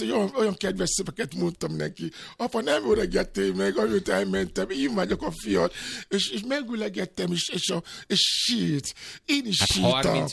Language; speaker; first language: Hungarian; non-native, learner; Albanian